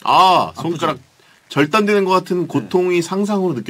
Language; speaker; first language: Korean; native; Korean